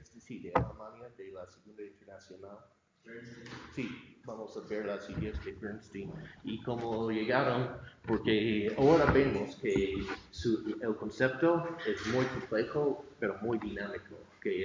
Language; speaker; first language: Spanish; non-native, fluent; English